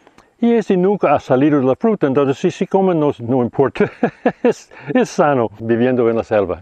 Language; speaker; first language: Spanish; non-native, fluent; English